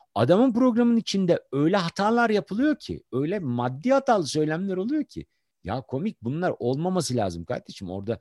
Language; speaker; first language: Turkish; native; Turkish